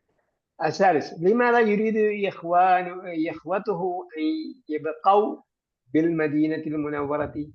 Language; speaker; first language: Arabic; non-native, fluent; Malayalam